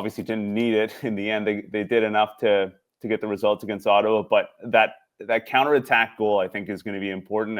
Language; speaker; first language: English; native; English